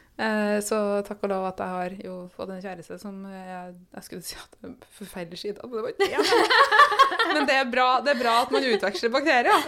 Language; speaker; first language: Norwegian; native; Norwegian